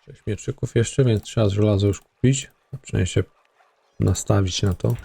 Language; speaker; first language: Polish; native; Polish